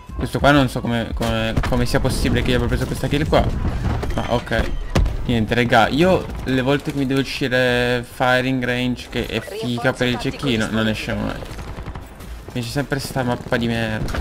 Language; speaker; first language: Italian; native; Italian